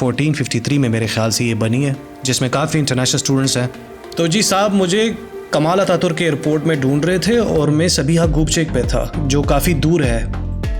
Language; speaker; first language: Urdu; non-native, local second language; Pashto